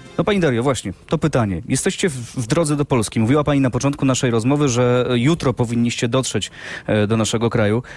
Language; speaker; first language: Polish; native; Polish